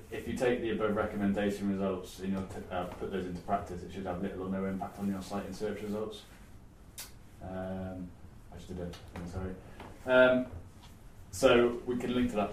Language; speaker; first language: English; native; English